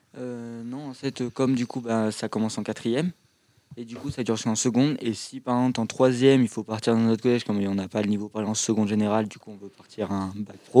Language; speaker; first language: French; native; French